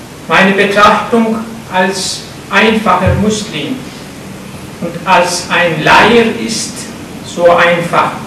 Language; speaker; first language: German; non-native, fluent; Turkish